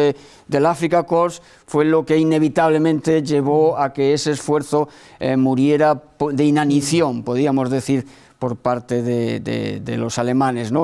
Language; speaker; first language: Spanish; native; Spanish